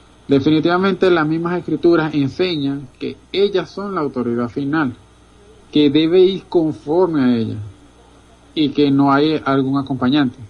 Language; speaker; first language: Spanish; native; Spanish